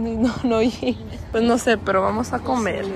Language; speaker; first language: Spanish; early bilingual, heritage; Spanish